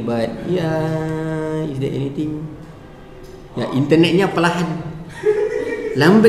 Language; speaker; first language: English; non-native, local second language; Malay